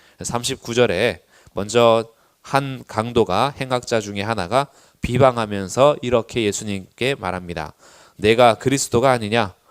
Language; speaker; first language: Korean; native; Korean